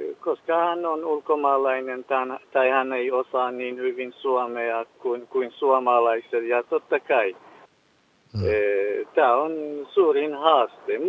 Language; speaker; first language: Finnish; non-native, learner; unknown